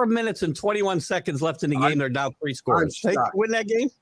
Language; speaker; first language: English; native; English